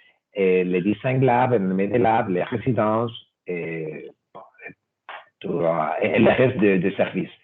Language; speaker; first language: French; non-native, fluent; Spanish